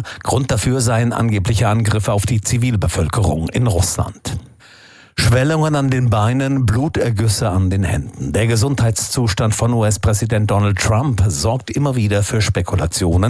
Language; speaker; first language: German; native; German